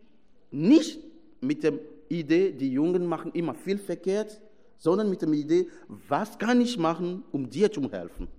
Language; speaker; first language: German; non-native, fluent; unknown